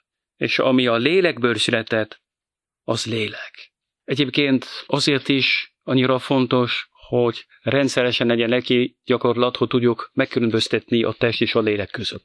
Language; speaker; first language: Hungarian; non-native, fluent; French